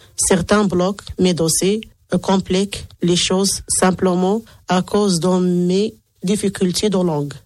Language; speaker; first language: French; non-native, local second language; Arabic